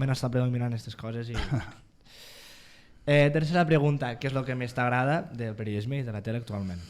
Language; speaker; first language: Catalan; native; Catalan